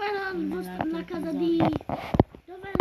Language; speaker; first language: Italian; early bilingual, other home language; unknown